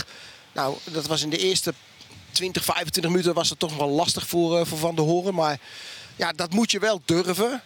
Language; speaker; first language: Dutch; native; Dutch